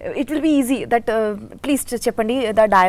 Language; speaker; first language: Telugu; non-native, learner; Bangla